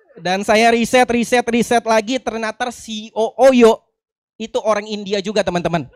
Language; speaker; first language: Indonesian; native; Indonesian